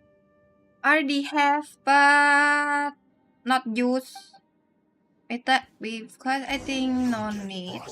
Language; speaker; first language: English; non-native, learner; Vietnamese